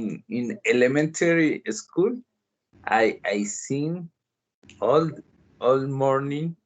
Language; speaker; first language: English; non-native, learner; Spanish